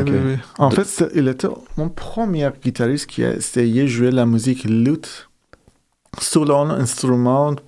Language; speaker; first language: French; non-native, fluent; Persian